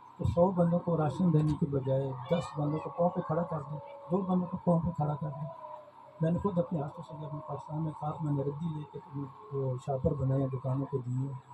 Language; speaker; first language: Urdu; non-native, local second language; Punjabi